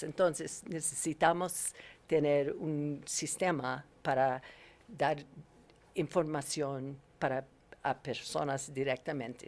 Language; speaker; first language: Spanish; non-native, learner; English